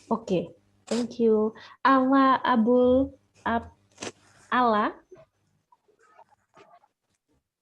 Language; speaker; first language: English; non-native, fluent; Indonesian